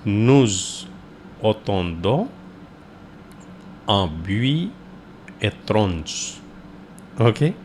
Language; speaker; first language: French; non-native, learner; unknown